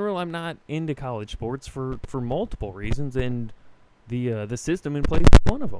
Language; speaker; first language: English; native; English